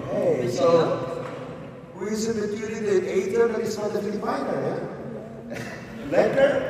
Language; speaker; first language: Dutch; non-native, learner; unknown